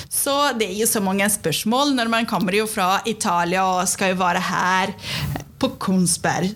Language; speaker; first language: Norwegian; non-native, fluent; Portuguese